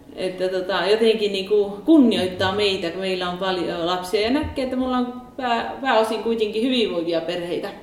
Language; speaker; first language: Finnish; early bilingual, heritage; Finnish